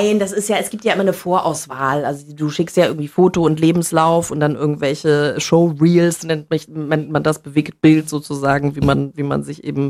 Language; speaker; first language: German; native; German